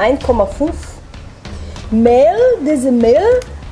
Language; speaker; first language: German; non-native, learner; Portuguese